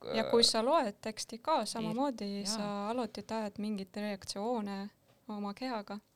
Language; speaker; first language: Estonian; non-native, local second language; Russian